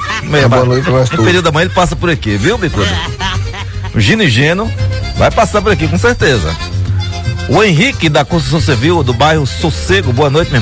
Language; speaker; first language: Portuguese; native; Portuguese